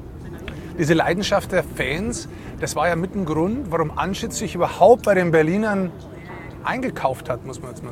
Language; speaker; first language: German; native; German